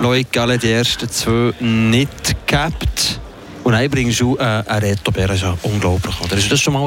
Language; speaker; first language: German; native; German